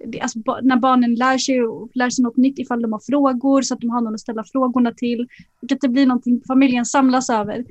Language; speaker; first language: Swedish; early bilingual, other home language; Arabic